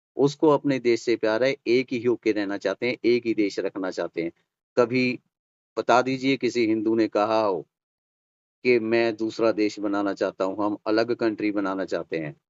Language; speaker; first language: Hindi; native; Hindi